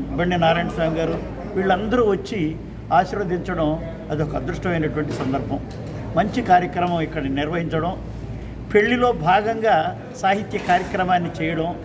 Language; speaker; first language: Telugu; native; Telugu